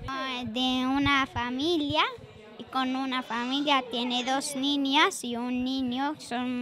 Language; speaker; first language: Spanish; non-native, learner; Arabic